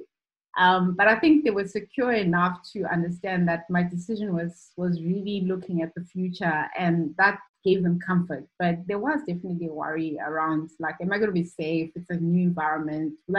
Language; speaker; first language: English; non-native, local second language; Shona